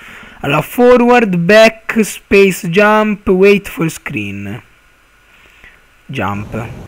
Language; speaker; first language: English; non-native, learner; Italian